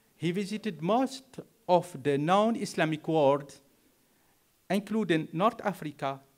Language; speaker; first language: English; non-native, fluent; Arabic